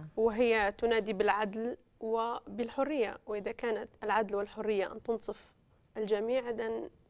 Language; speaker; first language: Arabic; native; Arabic